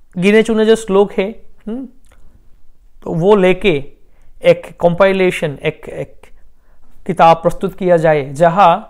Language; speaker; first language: Hindi; non-native, local second language; Bangla